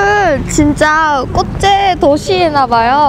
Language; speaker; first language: Korean; non-native, learner; Vietnamese